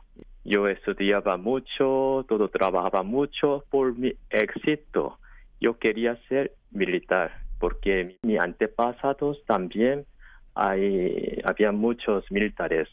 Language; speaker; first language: Spanish; non-native, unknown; Korean